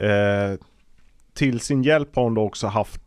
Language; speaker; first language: Swedish; native; Swedish